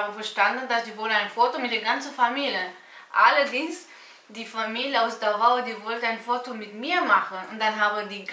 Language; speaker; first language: German; non-native, fluent; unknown